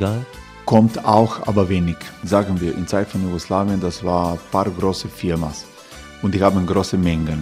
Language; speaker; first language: German; non-native, learner; Croatian